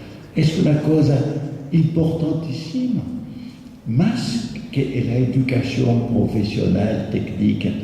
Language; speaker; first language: Spanish; non-native, fluent; French